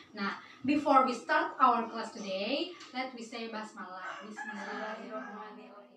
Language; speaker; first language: English; non-native, learner; Indonesian